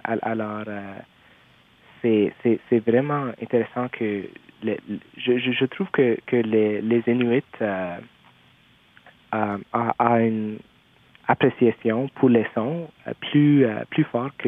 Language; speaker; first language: French; non-native, local second language; English